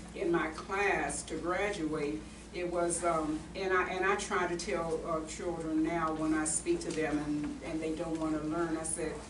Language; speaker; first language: English; native; English